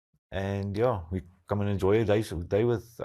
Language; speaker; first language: English; non-native, local second language; Afrikaans